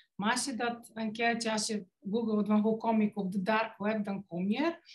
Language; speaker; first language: Dutch; non-native, fluent; Bulgarian